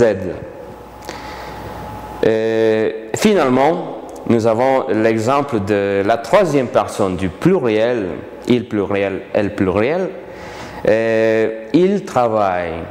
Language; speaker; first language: French; non-native, fluent; Spanish